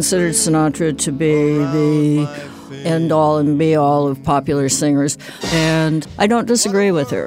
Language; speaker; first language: English; native; English